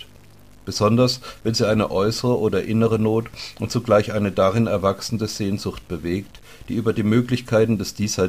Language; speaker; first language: German; native; German